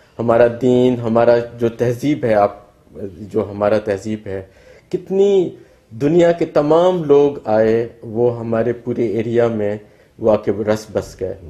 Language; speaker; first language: Urdu; non-native, local second language; Baluchi